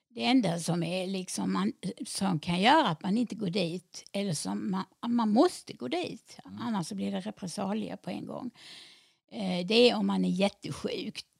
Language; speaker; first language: Swedish; native; Swedish